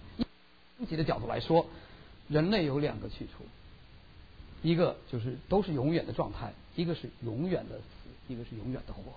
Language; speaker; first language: Chinese; native; Chinese